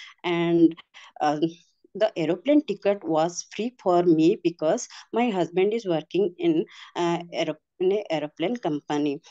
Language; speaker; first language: English; non-native, learner; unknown